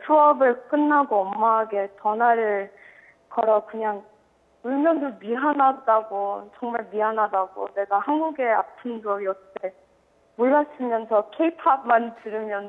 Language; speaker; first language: Korean; early bilingual, heritage; Korean